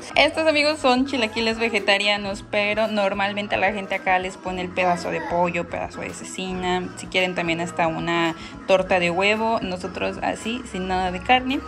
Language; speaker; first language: Spanish; native; Spanish